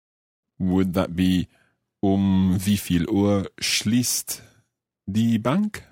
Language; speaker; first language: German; non-native, learner; English